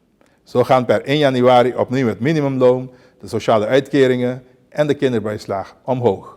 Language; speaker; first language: Dutch; non-native, local second language; Papiamento